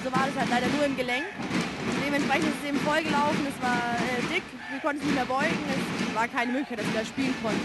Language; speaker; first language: German; native; German